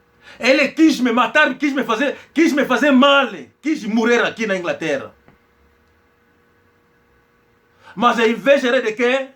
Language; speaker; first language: Portuguese; non-native, local second language; Kongo